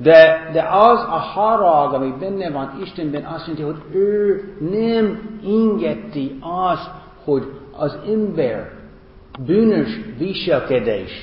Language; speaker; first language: Hungarian; non-native, fluent; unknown